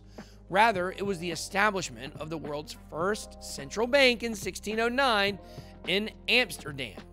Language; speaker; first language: English; native; English